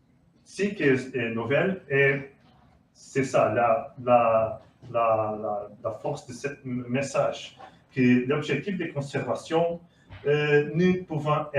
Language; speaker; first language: French; non-native, learner; Portuguese